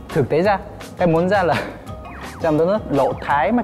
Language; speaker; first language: Vietnamese; non-native, fluent; Korean